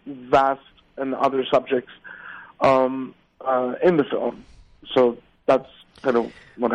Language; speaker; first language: English; non-native, local second language; Urdu